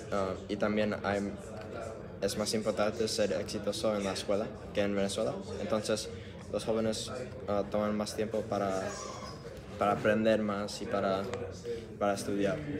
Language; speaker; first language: Spanish; non-native, learner; English